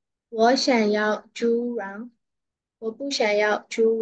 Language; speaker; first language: Chinese; non-native, learner; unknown